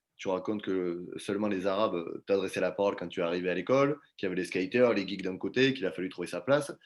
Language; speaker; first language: French; native; French